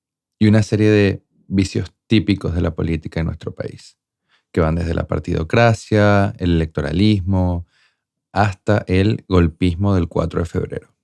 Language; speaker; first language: Spanish; native; Spanish